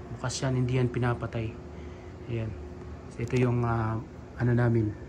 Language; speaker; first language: Filipino; non-native, local second language; Waray